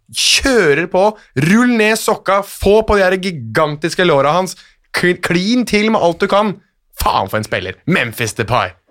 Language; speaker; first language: Norwegian; native; Norwegian